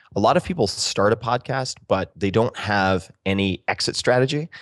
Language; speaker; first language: English; native; English